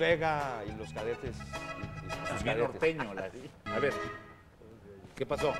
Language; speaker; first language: Spanish; native; Spanish